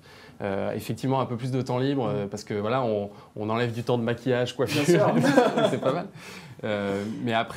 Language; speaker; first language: French; native; French